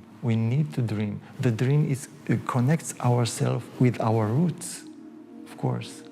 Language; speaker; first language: English; non-native, fluent; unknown